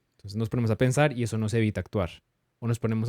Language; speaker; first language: Spanish; native; Spanish